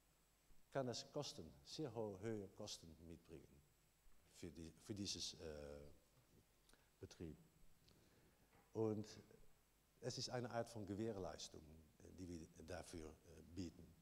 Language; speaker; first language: German; non-native, learner; Dutch